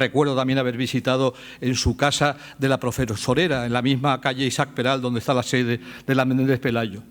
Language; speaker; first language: Spanish; native; Spanish